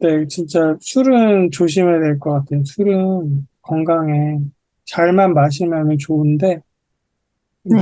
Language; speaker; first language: Korean; native; Korean